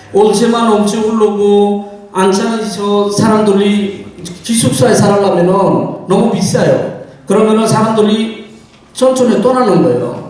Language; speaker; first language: Korean; non-native, fluent; Bangla